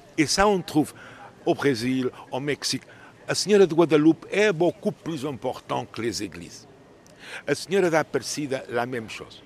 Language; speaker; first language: French; non-native, fluent; Portuguese